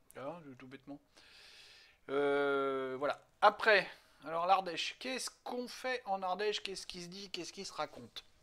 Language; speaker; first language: French; native; French